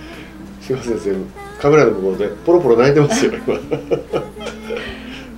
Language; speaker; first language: Japanese; native; Japanese